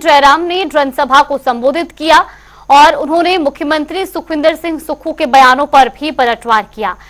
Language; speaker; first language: Hindi; native; Hindi